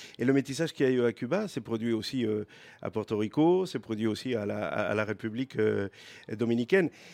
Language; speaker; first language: French; non-native, fluent; Spanish